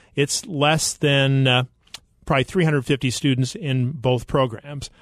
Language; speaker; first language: English; native; English